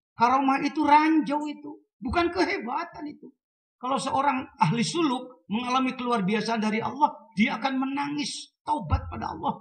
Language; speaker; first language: Indonesian; non-native, local second language; Sundanese